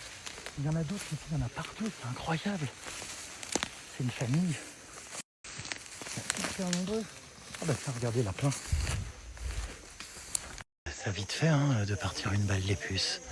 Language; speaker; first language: French; native; French